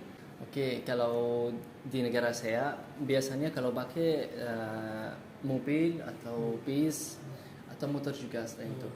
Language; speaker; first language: Indonesian; non-native, learner; Arabic